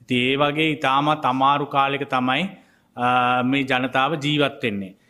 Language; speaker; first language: Sinhala; native; Sinhala